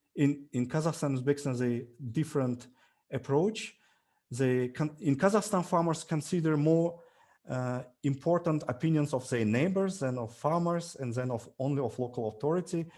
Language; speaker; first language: English; non-native, fluent; Russian